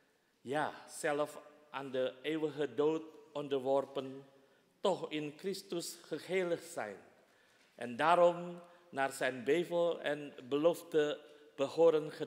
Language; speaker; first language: Dutch; non-native, fluent; Indonesian